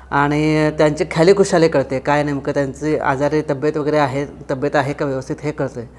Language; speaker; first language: Marathi; native; Marathi